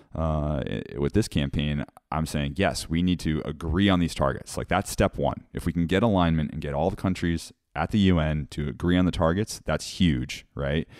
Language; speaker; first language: English; native; English